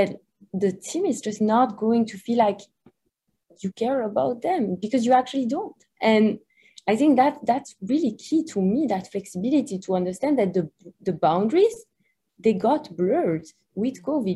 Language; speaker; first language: English; non-native, fluent; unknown